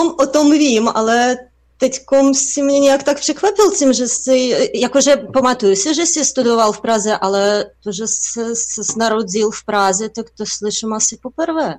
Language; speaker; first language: Czech; non-native, fluent; Russian